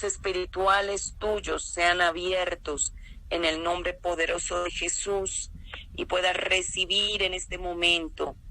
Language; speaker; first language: Spanish; native; Spanish